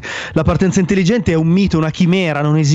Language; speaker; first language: Italian; native; Italian